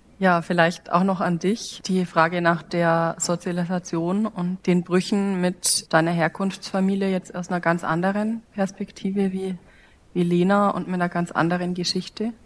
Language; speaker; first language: German; native; German